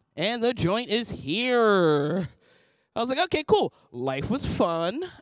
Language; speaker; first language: English; native; English